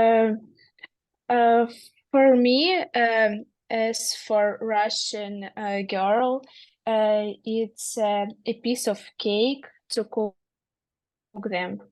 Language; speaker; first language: English; non-native, learner; Russian